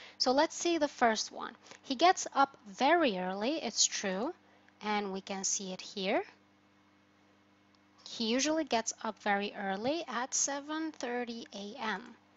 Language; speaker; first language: English; non-native, fluent; Albanian